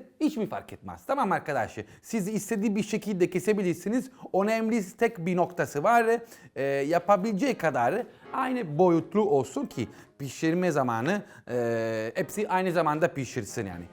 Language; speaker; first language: Turkish; non-native, learner; Italian